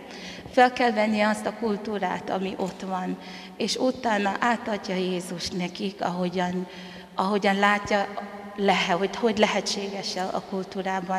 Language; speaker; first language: Hungarian; non-native, fluent; Tongan